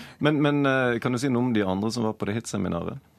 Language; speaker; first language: Norwegian; native; Norwegian